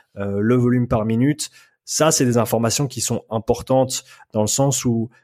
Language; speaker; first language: French; native; French